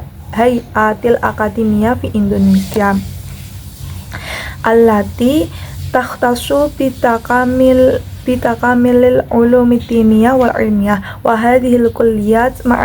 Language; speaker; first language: Arabic; non-native, learner; Indonesian